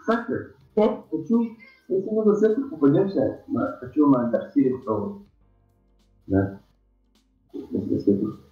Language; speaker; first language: Russian; non-native, local second language; Yakut